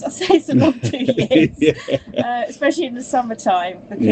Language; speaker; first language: English; native; English